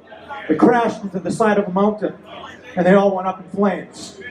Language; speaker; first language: English; native; English